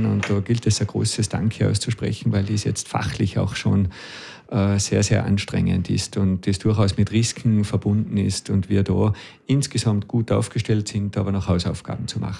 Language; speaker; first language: German; native; German